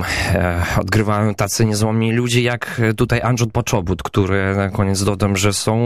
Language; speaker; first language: Polish; non-native, local second language; Belarusian